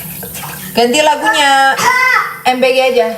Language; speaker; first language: Indonesian; native; Indonesian